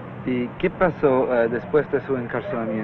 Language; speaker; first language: Portuguese; non-native, fluent; Spanish